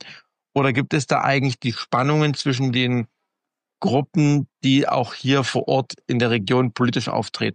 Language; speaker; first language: German; native; German